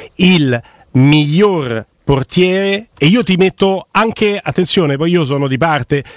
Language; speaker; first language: Italian; native; Italian